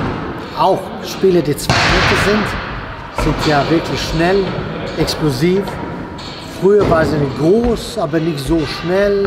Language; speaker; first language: German; non-native, fluent; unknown